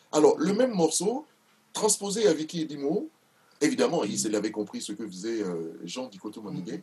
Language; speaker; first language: French; non-native, local second language; Duala